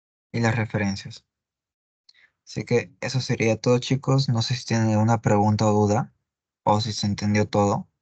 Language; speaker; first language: Spanish; native; Spanish